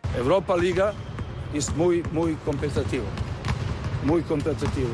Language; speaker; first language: Spanish; non-native, learner; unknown